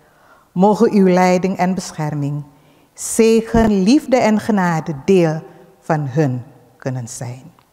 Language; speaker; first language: Dutch; early bilingual, other home language; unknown